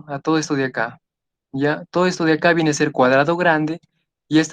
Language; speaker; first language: Spanish; native; Spanish